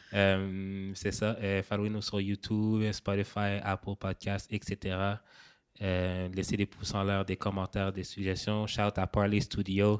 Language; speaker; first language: French; native; French